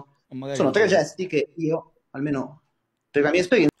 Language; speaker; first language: Italian; native; Italian